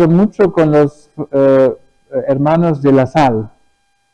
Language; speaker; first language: Spanish; early bilingual, other home language; German